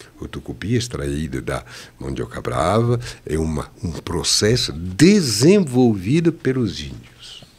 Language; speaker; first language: Portuguese; non-native, fluent; French